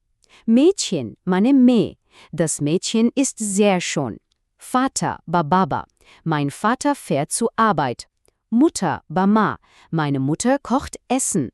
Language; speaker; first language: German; non-native, fluent; Bangla